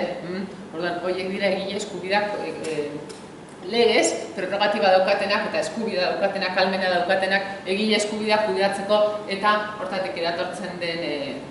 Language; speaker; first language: Basque; native; Basque